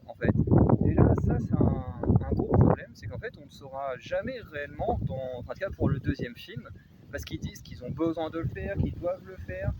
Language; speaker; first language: French; native; French